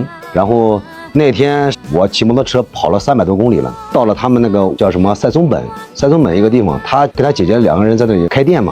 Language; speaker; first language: Chinese; native; Chinese